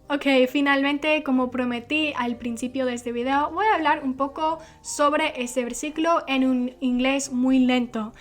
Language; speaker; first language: Spanish; non-native, fluent; English